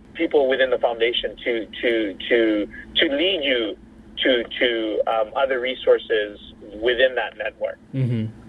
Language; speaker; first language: English; native; English